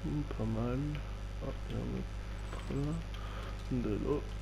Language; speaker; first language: French; native; French